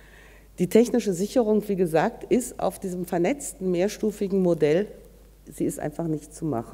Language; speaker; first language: German; native; German